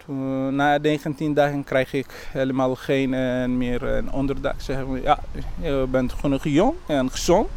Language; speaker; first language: Dutch; non-native, learner; Somali